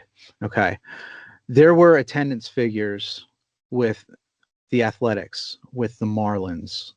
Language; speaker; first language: English; native; English